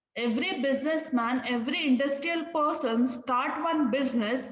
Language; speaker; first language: English; non-native, local second language; Kannada